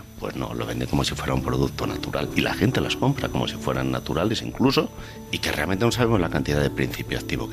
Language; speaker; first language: Spanish; native; Spanish